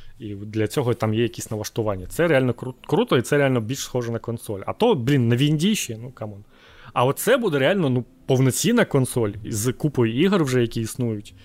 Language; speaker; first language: Ukrainian; native; Ukrainian